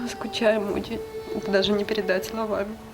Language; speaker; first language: Russian; native; Russian